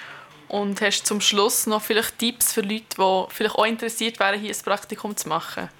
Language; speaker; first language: German; native; German